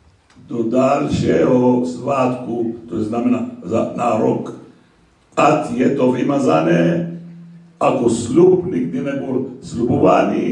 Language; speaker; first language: Slovak; non-native, fluent; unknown